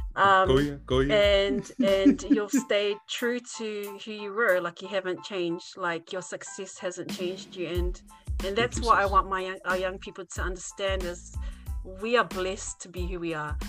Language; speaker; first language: English; native; English